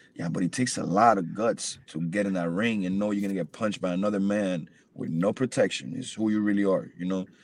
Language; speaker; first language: English; early bilingual, other home language; Spanish